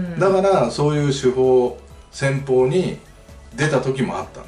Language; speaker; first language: Japanese; native; Japanese